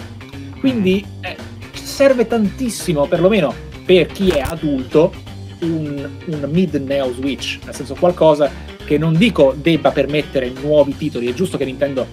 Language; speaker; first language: Italian; native; Italian